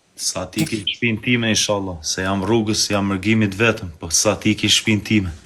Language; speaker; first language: Albanian; early bilingual, heritage; Albanian